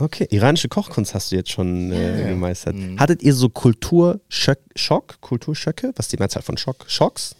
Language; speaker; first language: German; native; German